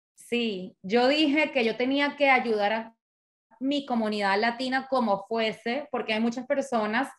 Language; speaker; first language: Spanish; native; Spanish